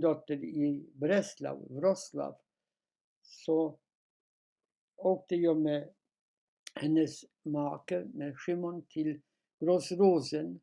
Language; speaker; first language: Swedish; non-native, fluent; Polish